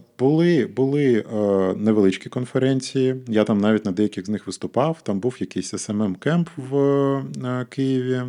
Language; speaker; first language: Ukrainian; non-native, local second language; Russian